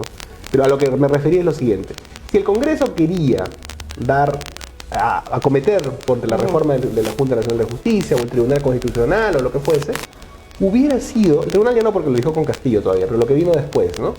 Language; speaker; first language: Spanish; native; Spanish